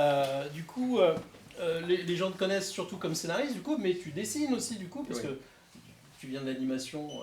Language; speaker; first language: French; native; French